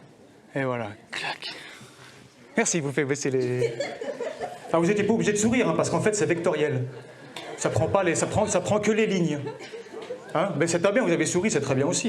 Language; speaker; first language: French; native; French